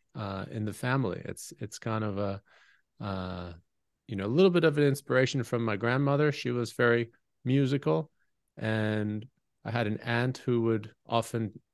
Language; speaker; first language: English; native; English